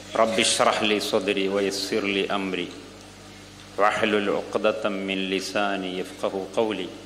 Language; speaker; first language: Arabic; non-native, fluent; Malayalam